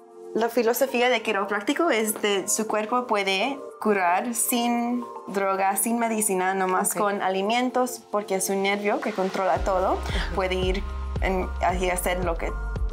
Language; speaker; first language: Spanish; early bilingual, heritage; English